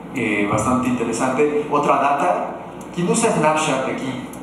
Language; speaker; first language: Spanish; native; Spanish